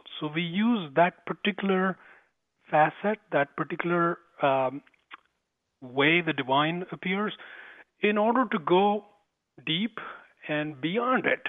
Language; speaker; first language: English; non-native, local second language; Tamil